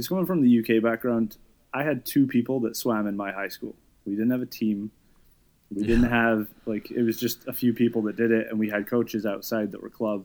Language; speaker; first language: English; native; English